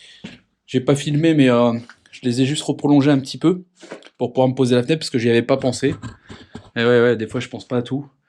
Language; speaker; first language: French; native; French